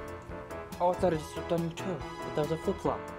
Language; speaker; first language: English; native; English